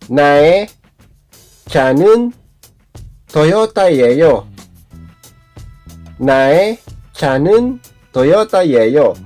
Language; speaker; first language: Korean; non-native, learner; Filipino